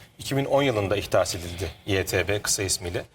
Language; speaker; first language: Turkish; native; Turkish